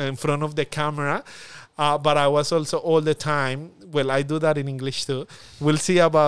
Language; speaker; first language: English; non-native, fluent; Spanish